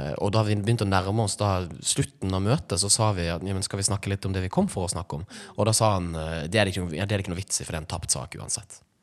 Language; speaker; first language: Norwegian; native; Norwegian